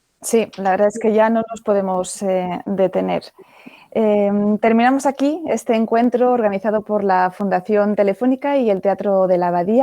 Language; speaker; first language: Spanish; native; Spanish